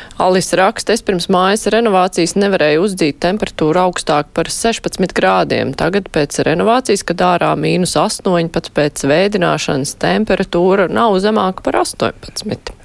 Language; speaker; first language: Latvian; native; Latvian